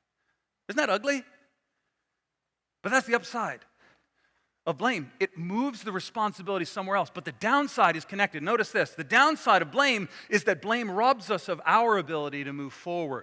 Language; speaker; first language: English; native; English